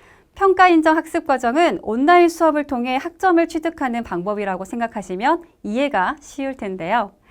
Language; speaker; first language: Korean; native; Korean